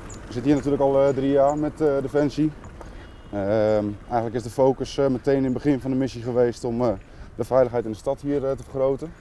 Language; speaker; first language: Dutch; native; Dutch